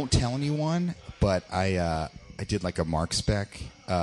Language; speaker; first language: English; native; English